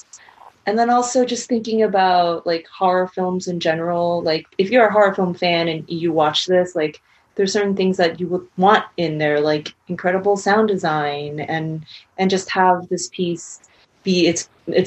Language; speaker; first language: English; non-native, local second language; Cantonese